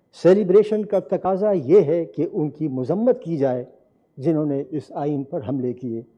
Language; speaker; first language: Urdu; non-native, local second language; Pashto